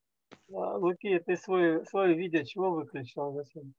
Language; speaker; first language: Russian; native; Russian